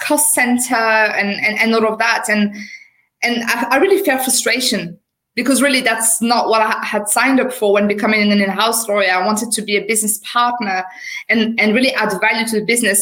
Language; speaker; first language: English; non-native, fluent; French